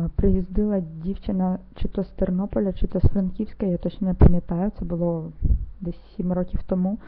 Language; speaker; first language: Ukrainian; non-native, local second language; Russian